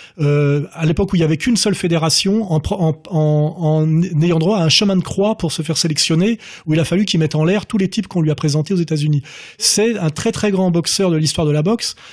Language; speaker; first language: French; native; French